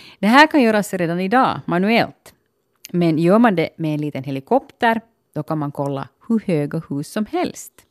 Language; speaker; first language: Swedish; native; Swedish